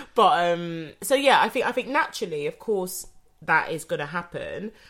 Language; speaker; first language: English; native; English